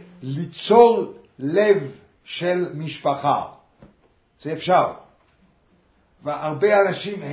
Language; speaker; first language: Hebrew; non-native, fluent; English